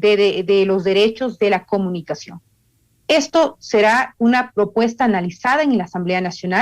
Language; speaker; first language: Spanish; native; Spanish